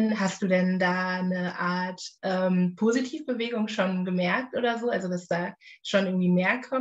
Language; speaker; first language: German; native; German